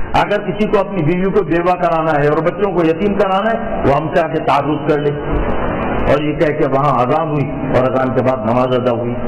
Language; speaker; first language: Urdu; native; Urdu